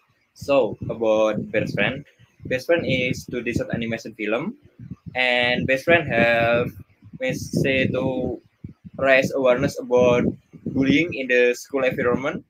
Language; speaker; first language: English; non-native, learner; Indonesian